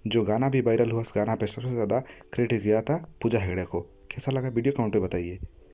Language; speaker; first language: Hindi; non-native, local second language; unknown